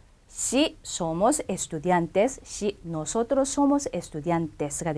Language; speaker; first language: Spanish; non-native, fluent; Korean